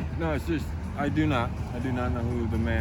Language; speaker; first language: English; native; English